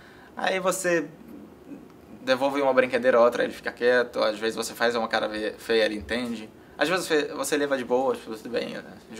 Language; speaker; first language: Portuguese; non-native, fluent; Arabic